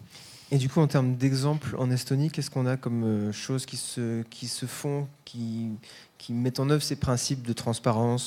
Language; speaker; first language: French; native; French